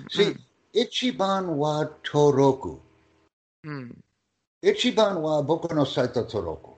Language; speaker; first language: Japanese; non-native, learner; English